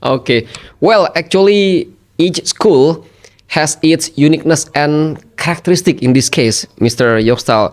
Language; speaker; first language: English; non-native, fluent; Indonesian